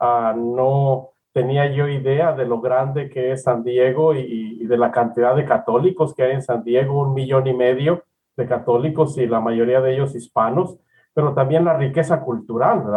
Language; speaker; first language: Spanish; native; Spanish